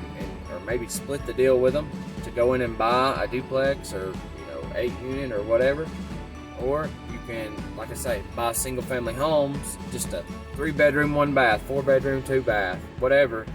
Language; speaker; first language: English; native; English